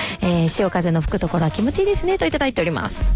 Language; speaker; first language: Japanese; native; Japanese